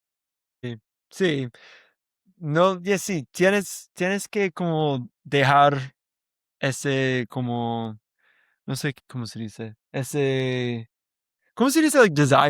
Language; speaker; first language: Spanish; non-native, learner; English